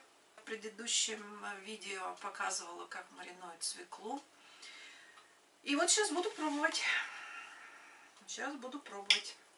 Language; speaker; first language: Russian; non-native, local second language; Latvian